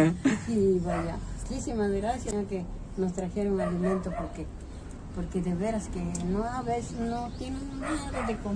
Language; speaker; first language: Spanish; native; Spanish